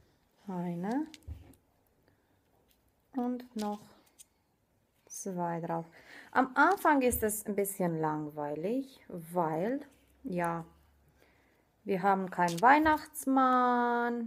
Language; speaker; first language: German; non-native, fluent; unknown